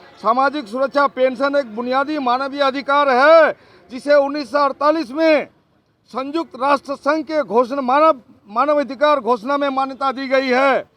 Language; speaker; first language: Hindi; native; Hindi